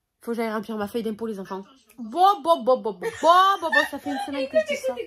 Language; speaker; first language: French; native; French